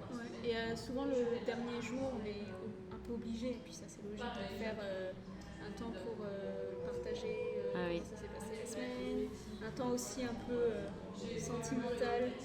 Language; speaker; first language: French; native; French